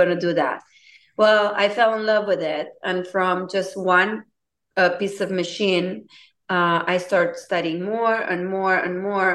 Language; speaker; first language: English; non-native, fluent; Romanian